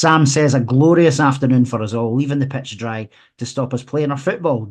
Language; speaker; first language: English; native; English